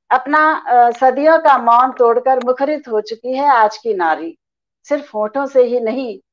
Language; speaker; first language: Hindi; native; Hindi